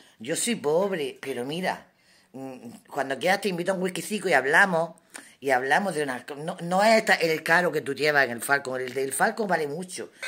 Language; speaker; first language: Spanish; native; Spanish